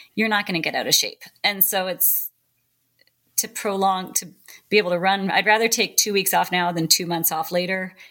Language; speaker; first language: English; native; English